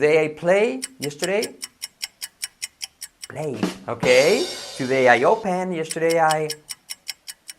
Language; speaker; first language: English; non-native, fluent; Spanish